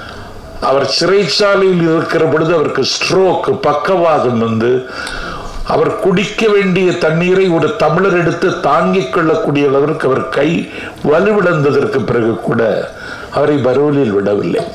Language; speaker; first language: Tamil; native; Tamil